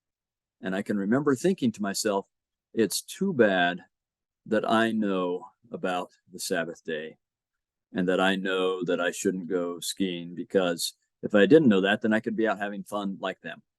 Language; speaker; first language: English; native; English